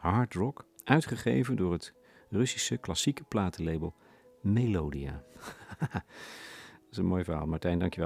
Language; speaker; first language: Dutch; native; Dutch